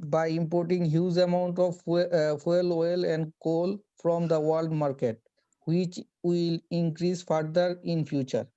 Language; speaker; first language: English; non-native, local second language; Bangla